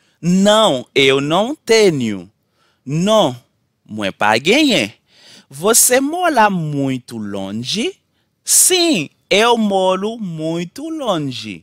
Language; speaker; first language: Portuguese; non-native, learner; Haitian Creole